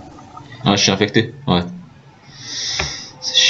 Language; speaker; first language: French; native; French